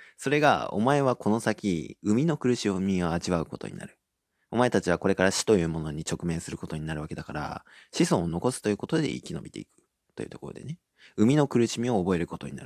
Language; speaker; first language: Japanese; native; Japanese